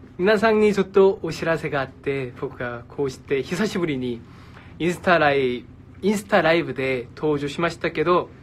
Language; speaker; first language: Japanese; non-native, learner; Korean